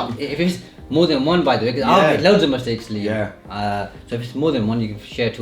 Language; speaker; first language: English; native; English